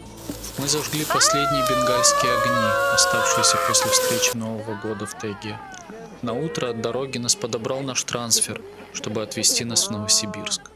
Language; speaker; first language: Russian; native; Russian